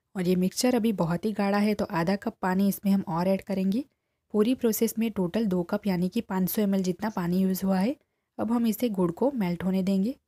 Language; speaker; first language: Hindi; non-native, local second language; Gujarati